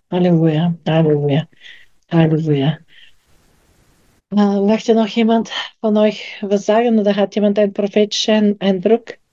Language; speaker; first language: German; non-native, fluent; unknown